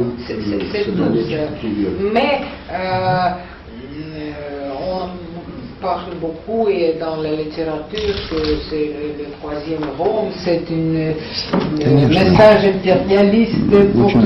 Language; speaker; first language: French; non-native, learner; Russian